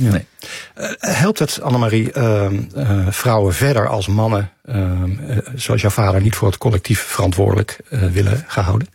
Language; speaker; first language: Dutch; native; Dutch